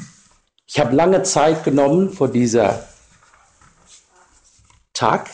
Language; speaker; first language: German; non-native, learner; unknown